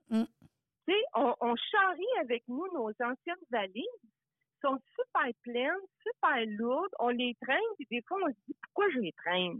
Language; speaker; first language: French; early bilingual, other home language; Italian